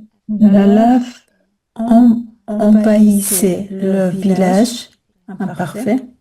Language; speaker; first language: French; non-native, learner; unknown